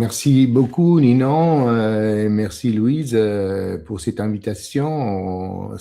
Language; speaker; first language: French; non-native, fluent; Italian